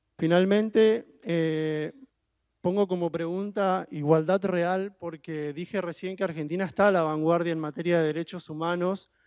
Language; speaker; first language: Spanish; native; Spanish